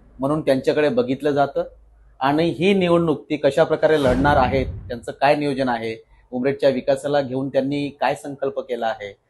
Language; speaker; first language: Marathi; native; Marathi